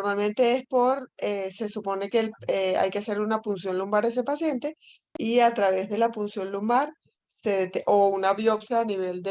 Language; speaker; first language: Spanish; native; Spanish